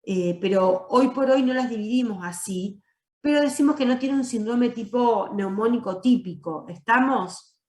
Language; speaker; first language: Spanish; native; Spanish